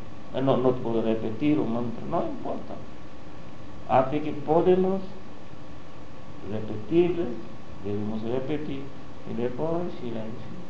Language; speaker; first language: Portuguese; non-native, learner; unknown